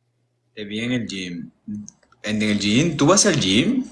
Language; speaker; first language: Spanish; early bilingual, heritage; English